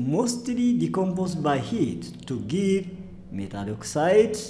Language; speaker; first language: English; non-native, fluent; Amharic